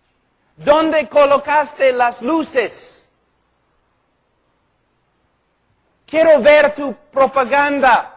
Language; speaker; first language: Spanish; non-native, fluent; English